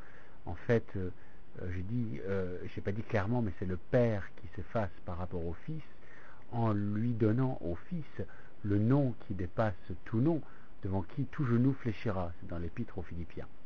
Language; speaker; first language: French; native; French